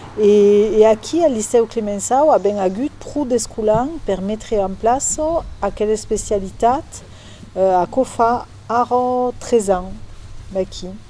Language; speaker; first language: Occitan; non-native, local second language; French